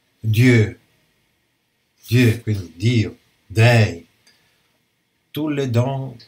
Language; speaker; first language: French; non-native, learner; Italian